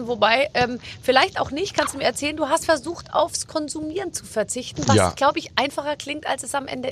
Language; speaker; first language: German; native; German